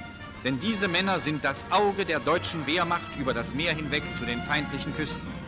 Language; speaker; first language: German; native; German